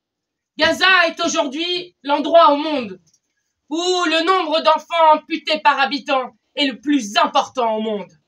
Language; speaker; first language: French; native; French